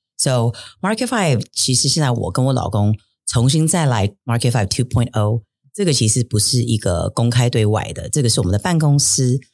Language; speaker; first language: Chinese; early bilingual, heritage; Chinese